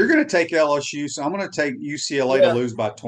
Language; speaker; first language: English; native; English